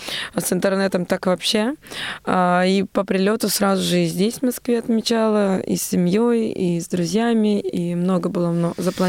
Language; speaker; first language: Russian; native; Russian